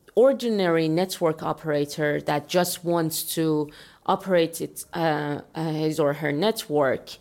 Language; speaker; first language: English; non-native, fluent; Persian